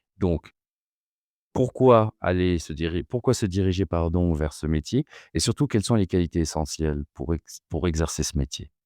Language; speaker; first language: French; native; French